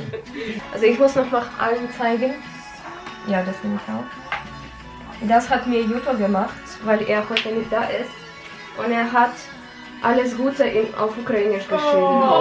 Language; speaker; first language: German; non-native, fluent; Russian